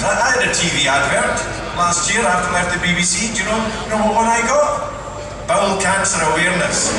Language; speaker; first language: English; native; English